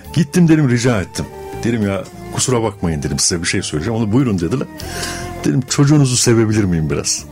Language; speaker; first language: Turkish; native; Turkish